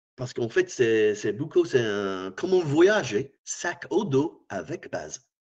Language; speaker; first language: French; non-native, learner; English